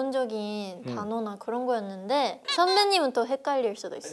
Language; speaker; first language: Korean; non-native, fluent; Japanese